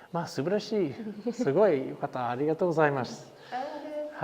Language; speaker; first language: Japanese; non-native, learner; English